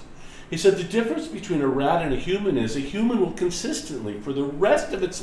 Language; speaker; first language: English; native; English